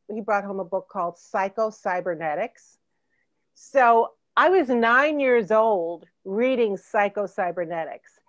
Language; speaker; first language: English; native; English